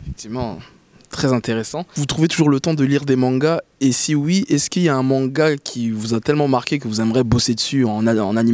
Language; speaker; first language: French; native; French